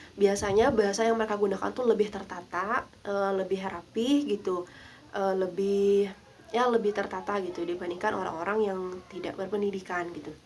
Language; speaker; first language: Indonesian; non-native, local second language; Sundanese